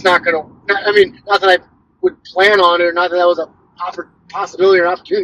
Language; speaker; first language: English; native; English